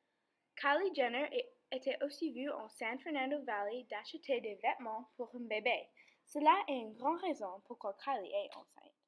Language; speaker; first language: French; non-native, learner; English